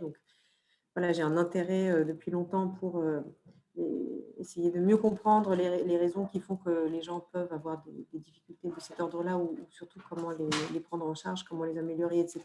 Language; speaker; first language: French; native; French